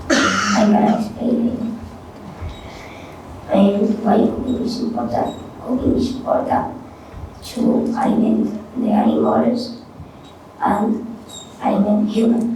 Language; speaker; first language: English; non-native, learner; Spanish